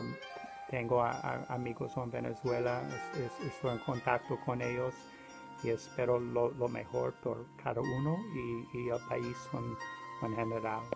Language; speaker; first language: Spanish; non-native, learner; English